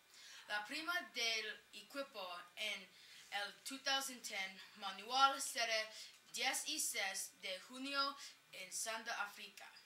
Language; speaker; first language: Spanish; non-native, learner; English